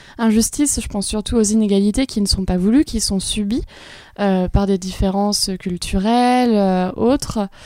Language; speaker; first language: French; native; French